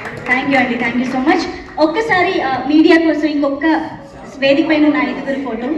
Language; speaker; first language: Telugu; native; Telugu